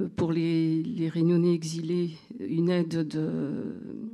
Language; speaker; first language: French; native; French